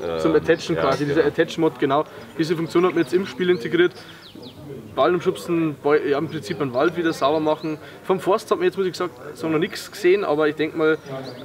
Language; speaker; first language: German; native; German